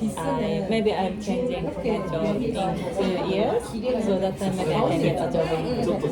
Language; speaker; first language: English; non-native, learner; Japanese